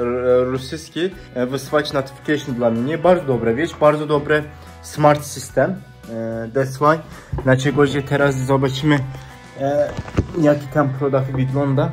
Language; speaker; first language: Polish; non-native, learner; Turkish